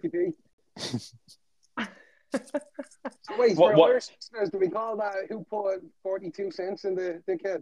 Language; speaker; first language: English; native; English